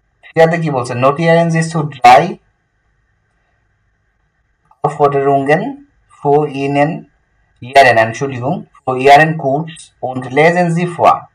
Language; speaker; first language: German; non-native, learner; Bangla